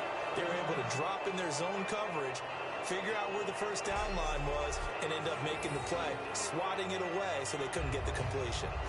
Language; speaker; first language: English; native; English